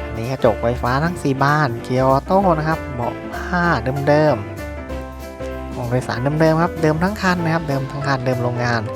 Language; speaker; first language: Thai; native; Thai